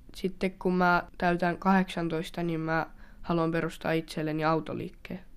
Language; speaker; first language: Finnish; native; Finnish